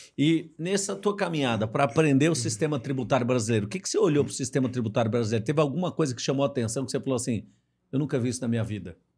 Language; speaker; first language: Portuguese; native; Portuguese